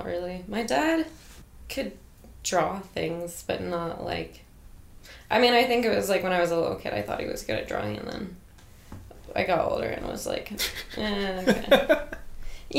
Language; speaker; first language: English; native; English